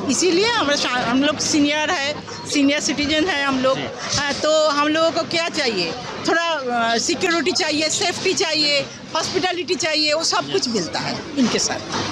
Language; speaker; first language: Hindi; non-native, local second language; Bangla